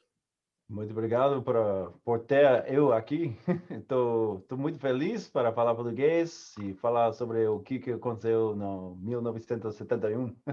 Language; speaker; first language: Portuguese; non-native, learner; English